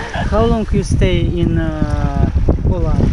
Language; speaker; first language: English; non-native, learner; Russian